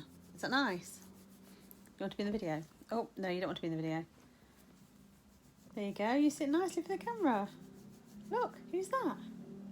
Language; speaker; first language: English; native; English